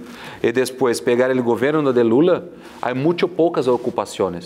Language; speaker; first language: Spanish; non-native, fluent; Portuguese